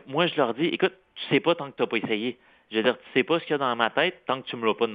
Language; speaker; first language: French; native; French